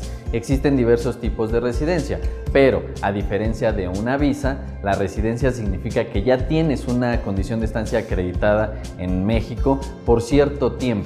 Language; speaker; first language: Spanish; native; Spanish